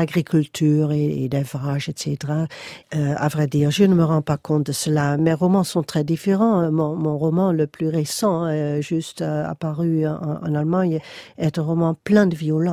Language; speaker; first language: French; non-native, fluent; Dutch